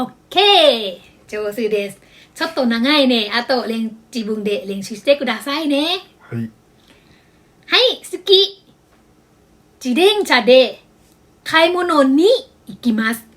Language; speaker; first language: Japanese; non-native, fluent; Thai